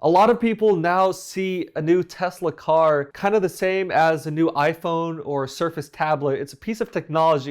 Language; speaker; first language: English; native; English